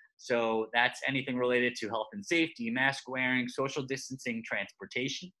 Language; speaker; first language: English; native; English